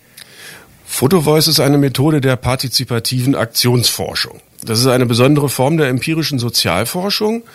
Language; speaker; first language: German; native; German